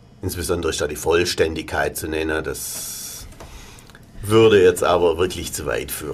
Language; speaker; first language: German; native; German